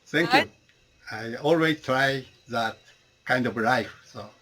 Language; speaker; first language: English; non-native, learner; Japanese